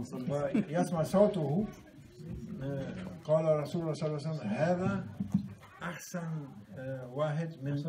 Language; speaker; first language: Arabic; non-native, learner; German